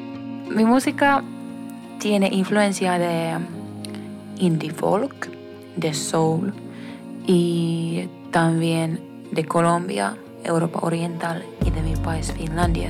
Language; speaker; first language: Spanish; non-native, fluent; Finnish